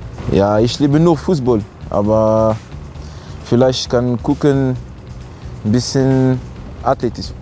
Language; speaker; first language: German; non-native, learner; French